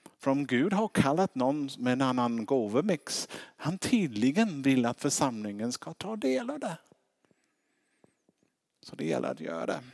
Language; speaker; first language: Swedish; non-native, fluent; English